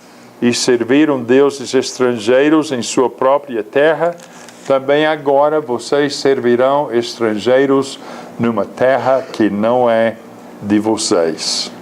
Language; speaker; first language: Portuguese; non-native, fluent; English